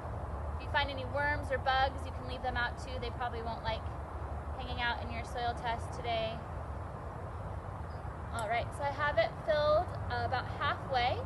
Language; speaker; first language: English; native; English